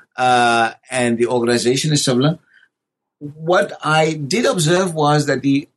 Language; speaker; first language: English; native; English